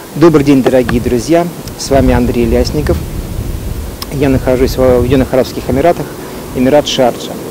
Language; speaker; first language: Russian; native; Russian